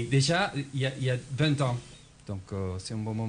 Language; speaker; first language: French; non-native, fluent; Spanish